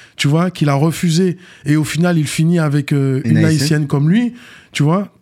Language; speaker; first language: French; native; French